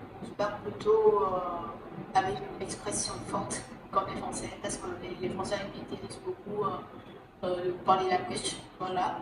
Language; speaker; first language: French; non-native, fluent; Vietnamese